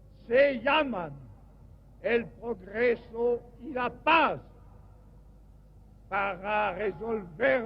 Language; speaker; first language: Spanish; non-native, fluent; French